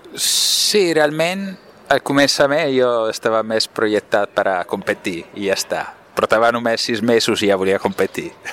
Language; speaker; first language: Catalan; non-native, fluent; Italian